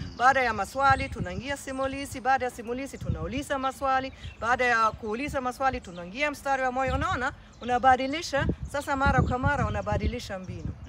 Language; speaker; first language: Swahili; non-native, fluent; German